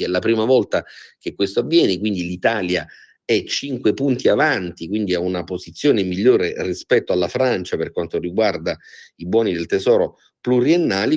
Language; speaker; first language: Italian; native; Italian